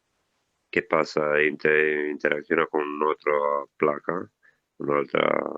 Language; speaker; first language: Spanish; non-native, learner; Italian